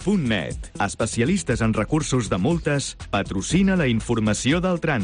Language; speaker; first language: Catalan; native; Catalan